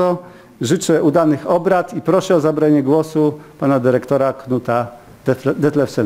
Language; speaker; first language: Polish; native; Polish